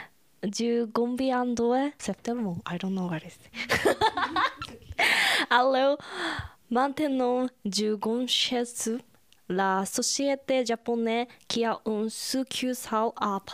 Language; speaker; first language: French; non-native, learner; Japanese